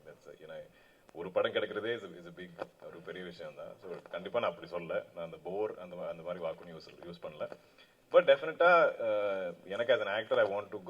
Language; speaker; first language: Tamil; non-native, local second language; Malayalam